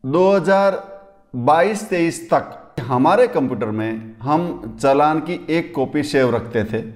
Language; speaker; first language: Hindi; non-native, local second language; Gujarati